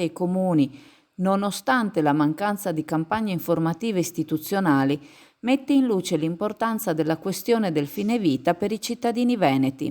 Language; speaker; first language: Italian; native; Italian